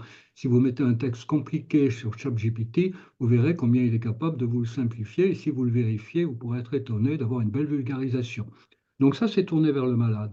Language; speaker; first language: French; native; French